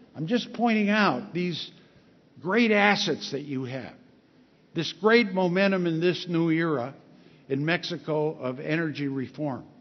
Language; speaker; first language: English; early bilingual, other home language; Spanish